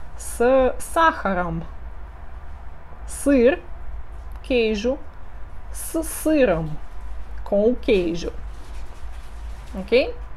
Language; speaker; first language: Portuguese; non-native, fluent; Russian